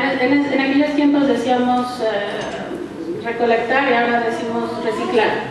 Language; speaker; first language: Spanish; native; Spanish